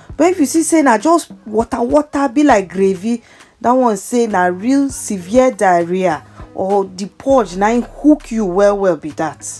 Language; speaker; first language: Nigerian Pidgin; non-native, local second language; Yoruba